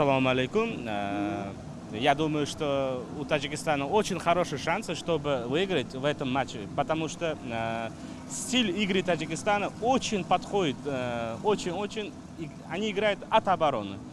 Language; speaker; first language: Russian; non-native, fluent; Uzbek